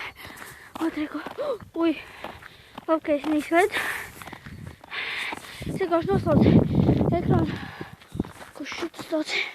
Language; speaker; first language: Latvian; non-native, local second language; Russian